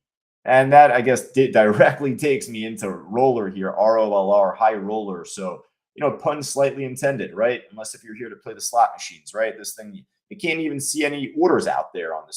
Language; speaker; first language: English; native; English